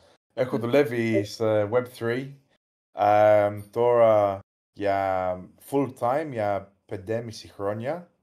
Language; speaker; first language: Greek; early bilingual, heritage; English